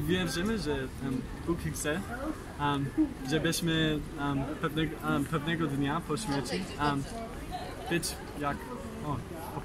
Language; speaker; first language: Polish; non-native, learner; English